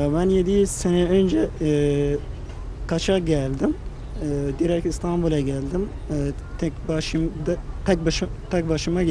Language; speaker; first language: Turkish; non-native, fluent; Arabic